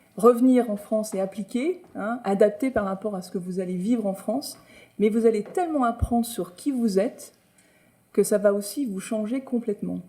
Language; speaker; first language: French; native; French